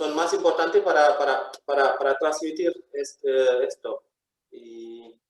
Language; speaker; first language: Spanish; non-native, fluent; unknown